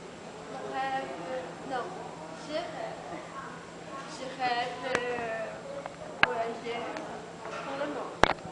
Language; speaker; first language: French; non-native, learner; Portuguese